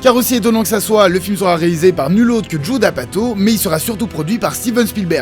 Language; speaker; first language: French; native; French